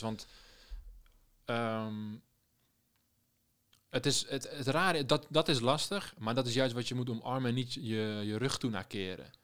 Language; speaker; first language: Dutch; native; Dutch